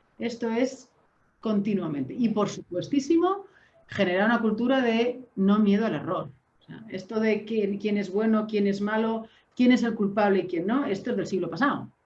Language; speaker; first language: Spanish; native; Spanish